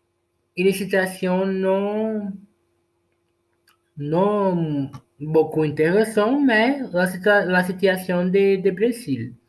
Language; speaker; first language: French; non-native, learner; Portuguese